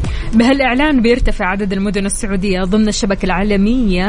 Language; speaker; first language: Arabic; native; Arabic